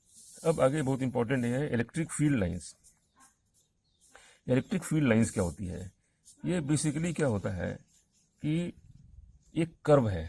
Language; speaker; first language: Hindi; native; Hindi